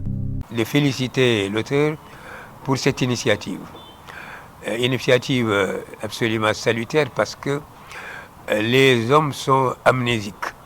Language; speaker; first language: French; non-native, local second language; Fula